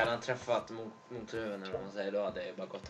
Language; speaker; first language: Swedish; native; Swedish